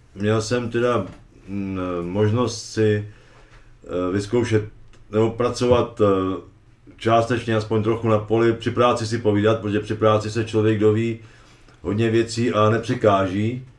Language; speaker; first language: Czech; native; Czech